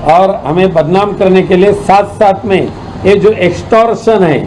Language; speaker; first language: Hindi; non-native, local second language; Marathi